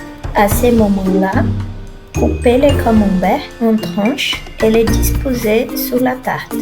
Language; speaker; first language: French; non-native, learner; Portuguese